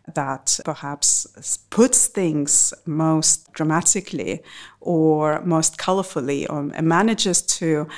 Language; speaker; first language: English; non-native, fluent; Russian